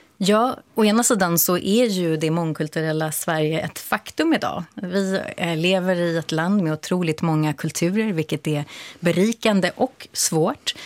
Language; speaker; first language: Swedish; native; Swedish